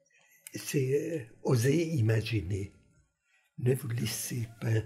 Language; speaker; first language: French; non-native, fluent; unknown